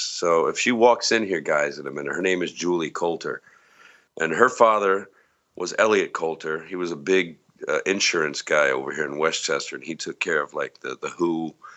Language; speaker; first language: English; native; English